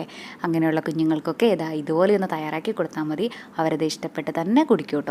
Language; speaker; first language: Malayalam; native; Malayalam